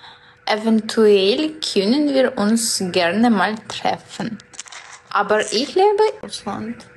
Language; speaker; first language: German; non-native, learner; Russian